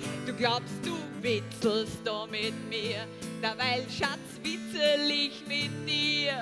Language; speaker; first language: German; native; German